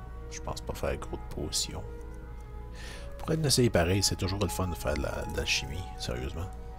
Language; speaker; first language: French; native; French